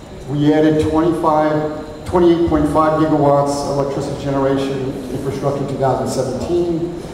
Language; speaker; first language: English; native; English